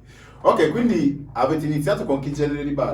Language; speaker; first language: Italian; native; Italian